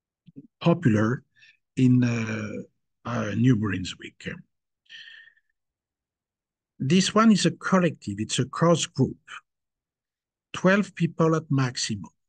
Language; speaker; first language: English; non-native, fluent; French